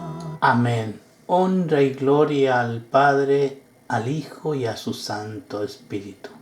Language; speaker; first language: Spanish; native; Spanish